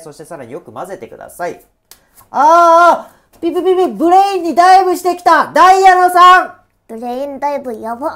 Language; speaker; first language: Japanese; native; Japanese